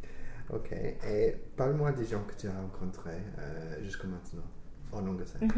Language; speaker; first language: French; non-native, fluent; English